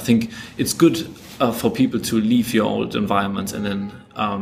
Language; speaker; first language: English; non-native, fluent; German